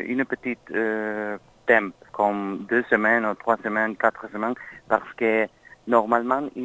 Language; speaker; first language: French; non-native, learner; Spanish